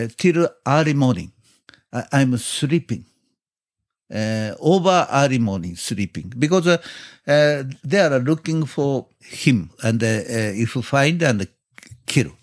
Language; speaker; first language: English; non-native, learner; Japanese